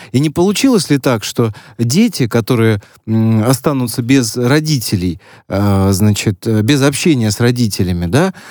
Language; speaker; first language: Russian; native; Russian